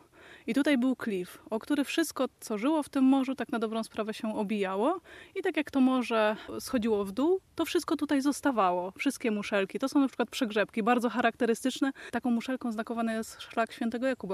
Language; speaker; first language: Polish; native; Polish